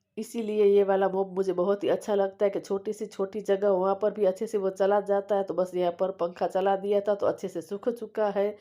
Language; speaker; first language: Hindi; non-native, local second language; Gujarati